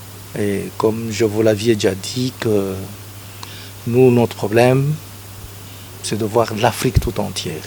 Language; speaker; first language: French; non-native, local second language; Lingala